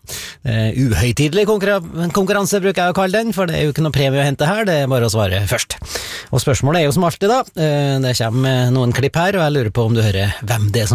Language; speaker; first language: Norwegian; native; Norwegian